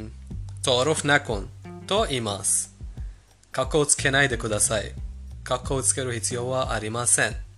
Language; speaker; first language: Japanese; non-native, fluent; Persian